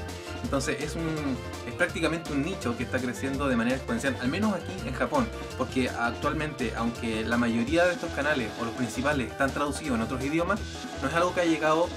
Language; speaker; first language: Spanish; native; Spanish